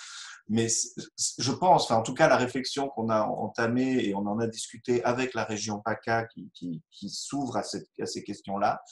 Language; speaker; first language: French; native; French